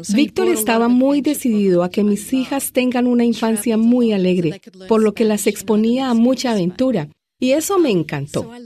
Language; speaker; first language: Spanish; non-native, fluent; English